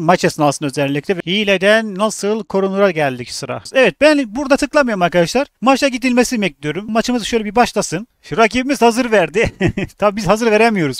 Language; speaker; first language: Turkish; native; Turkish